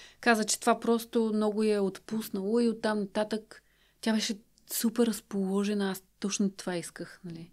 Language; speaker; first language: Bulgarian; native; Bulgarian